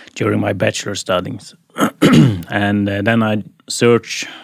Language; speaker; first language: English; non-native, fluent; Swedish